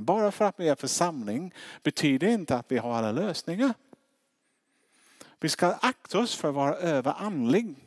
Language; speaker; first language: Swedish; non-native, fluent; English